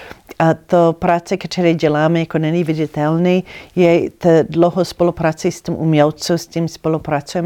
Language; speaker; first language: Czech; non-native, learner; English